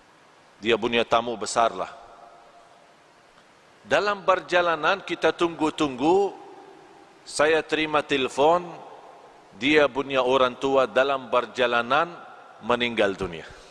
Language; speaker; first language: Indonesian; non-native, fluent; Arabic